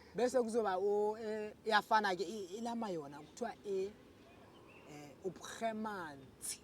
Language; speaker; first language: Zulu; non-native, local second language; Southern Sotho